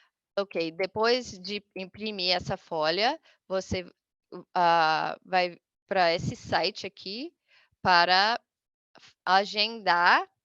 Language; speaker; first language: Portuguese; non-native, fluent; English